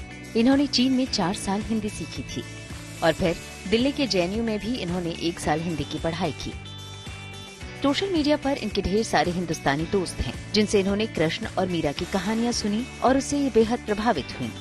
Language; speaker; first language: Hindi; native; Hindi